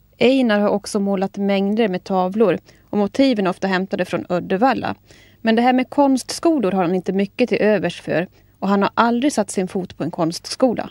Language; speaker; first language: Swedish; native; Swedish